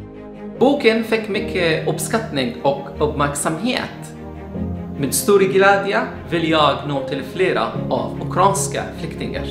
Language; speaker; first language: Swedish; non-native, fluent; Arabic